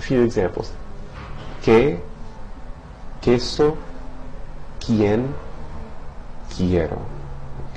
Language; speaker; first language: Spanish; non-native, fluent; English